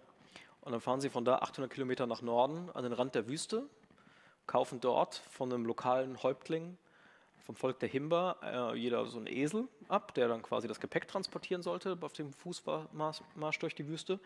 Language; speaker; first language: German; native; German